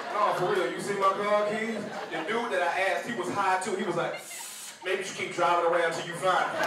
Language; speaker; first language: English; native; English